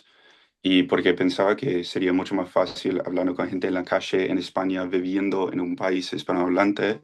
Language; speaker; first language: Spanish; non-native, fluent; English